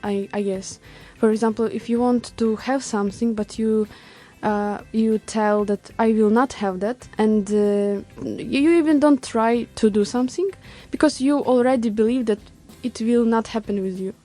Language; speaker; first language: English; non-native, learner; Ukrainian